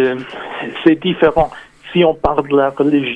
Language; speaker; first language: French; non-native, fluent; English